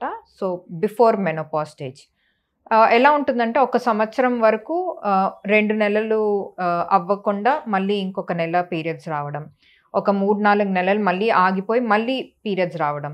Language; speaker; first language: Telugu; native; Telugu